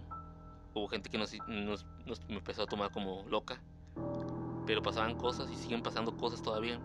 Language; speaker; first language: Spanish; native; Spanish